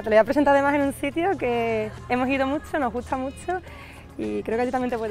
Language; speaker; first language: Spanish; native; Spanish